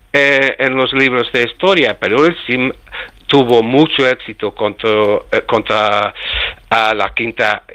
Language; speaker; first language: Spanish; early bilingual, heritage; Spanish